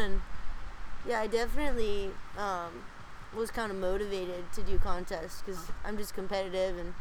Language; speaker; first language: English; native; English